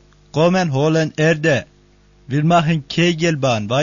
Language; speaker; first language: German; non-native, learner; Turkish